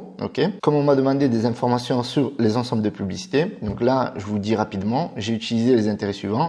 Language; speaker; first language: French; native; French